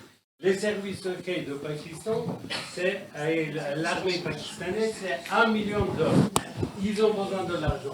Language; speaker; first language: French; non-native, fluent; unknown